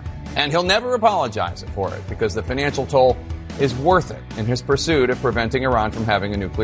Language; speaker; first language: English; native; English